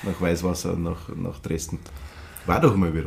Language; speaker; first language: German; native; German